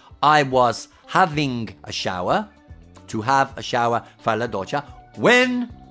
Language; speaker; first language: English; native; English